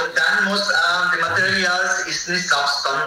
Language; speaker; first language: German; non-native, learner; Filipino